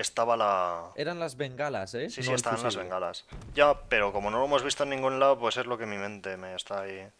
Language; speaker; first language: Spanish; native; Spanish